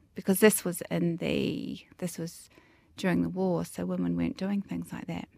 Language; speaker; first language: English; native; English